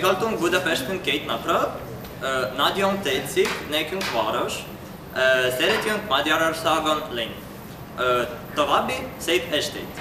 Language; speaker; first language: Hungarian; non-native, learner; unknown